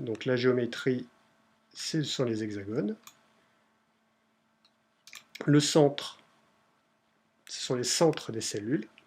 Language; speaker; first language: French; native; French